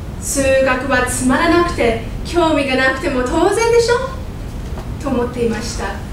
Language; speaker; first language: Japanese; non-native, fluent; English